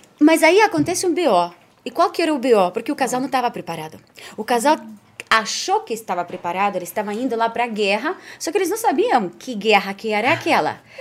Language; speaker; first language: Portuguese; non-native, fluent; Spanish